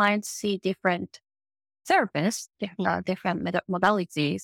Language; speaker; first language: English; non-native, fluent; Japanese